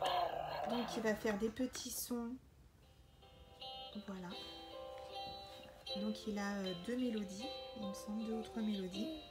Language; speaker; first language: French; native; French